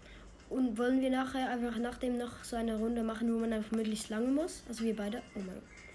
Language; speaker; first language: German; native; German